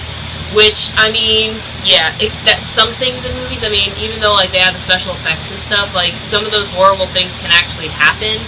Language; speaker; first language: English; native; English